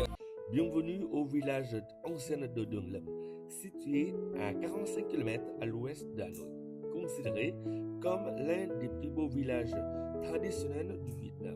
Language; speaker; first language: French; non-native, fluent; Vietnamese